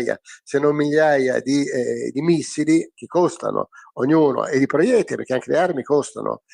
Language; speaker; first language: Italian; native; Italian